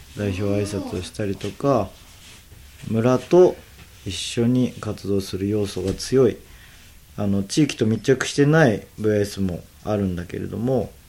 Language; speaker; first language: Japanese; native; Japanese